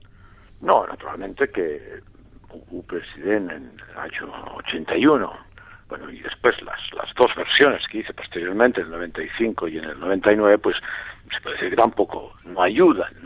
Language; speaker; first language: Spanish; native; Spanish